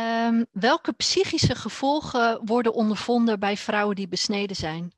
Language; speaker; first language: Dutch; native; Dutch